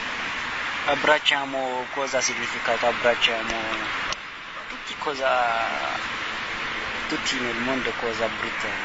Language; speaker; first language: Italian; non-native, learner; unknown